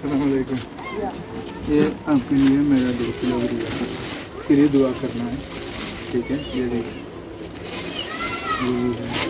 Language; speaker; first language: Hindi; non-native, local second language; Malayalam